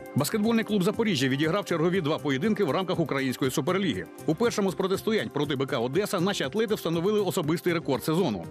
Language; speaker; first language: Ukrainian; native; Ukrainian